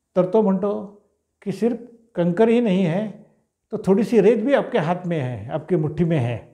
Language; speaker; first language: Hindi; non-native, local second language; Marathi